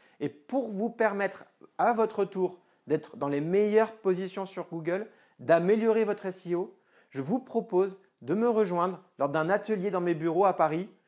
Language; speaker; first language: French; native; French